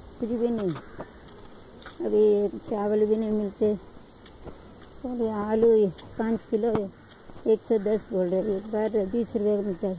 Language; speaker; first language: Hindi; non-native, local second language; Tamil